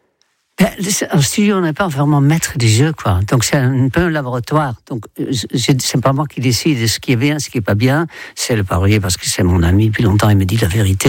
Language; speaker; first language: French; non-native, fluent; Dutch